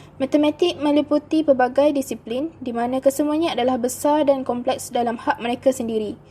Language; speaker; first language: Malay; native; Malay